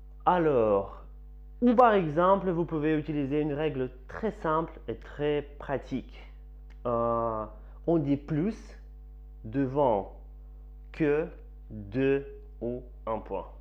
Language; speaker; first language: French; non-native, fluent; Russian